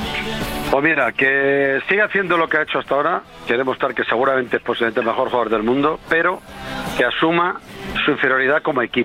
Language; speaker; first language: Spanish; native; Spanish